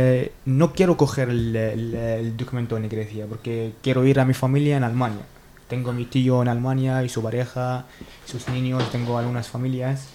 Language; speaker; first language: Spanish; non-native, learner; Arabic